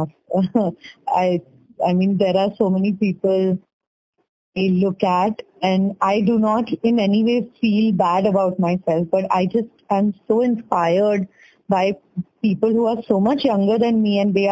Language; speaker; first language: English; non-native, local second language; Bangla